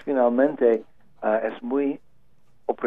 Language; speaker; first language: Spanish; non-native, learner; English